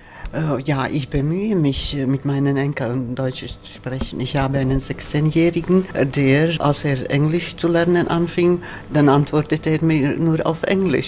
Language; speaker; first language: German; non-native, fluent; Latvian